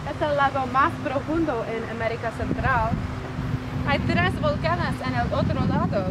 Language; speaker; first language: Spanish; non-native, learner; English